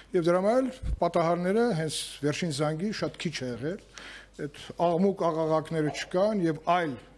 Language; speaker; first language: Armenian; native; Armenian